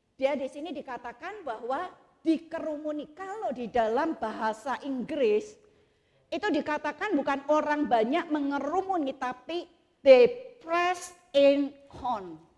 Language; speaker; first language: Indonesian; native; Indonesian